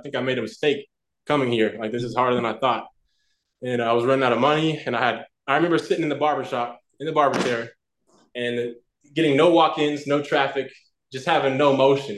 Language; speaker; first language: English; native; English